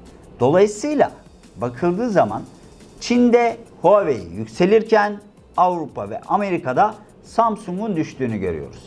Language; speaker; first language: Turkish; native; Turkish